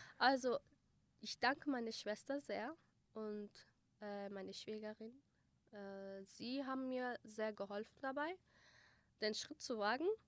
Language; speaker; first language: German; early bilingual, other home language; Kurdish